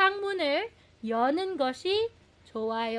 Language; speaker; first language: Korean; non-native, fluent; Filipino